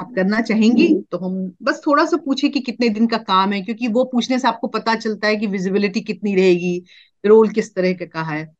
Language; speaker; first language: Hindi; native; Hindi